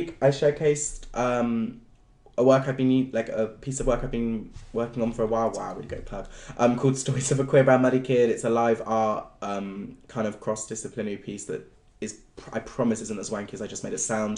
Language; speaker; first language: English; native; English